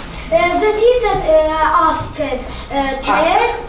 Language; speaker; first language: English; non-native, learner; Azerbaijani